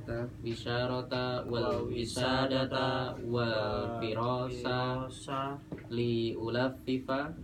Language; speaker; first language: Arabic; non-native, learner; Indonesian